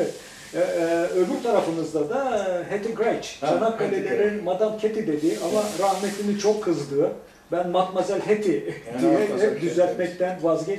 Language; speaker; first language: Turkish; native; Turkish